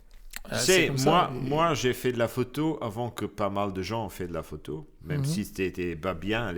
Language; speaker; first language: French; non-native, local second language; Luxembourgish